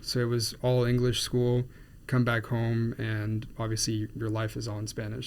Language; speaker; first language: English; non-native, fluent; Spanish